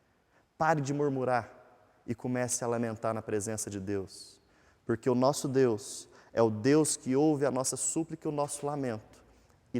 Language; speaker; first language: Portuguese; native; Portuguese